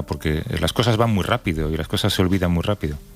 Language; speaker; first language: Spanish; native; Spanish